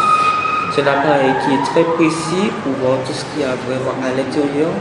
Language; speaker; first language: French; native; French